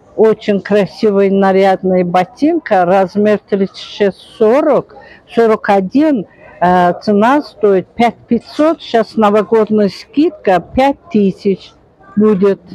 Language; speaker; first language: Russian; non-native, local second language; Azerbaijani